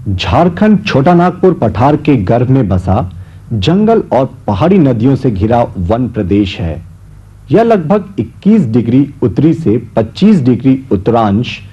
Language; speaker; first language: Hindi; native; Hindi